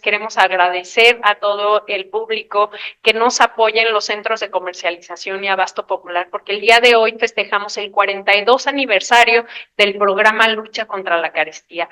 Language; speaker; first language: Spanish; native; Spanish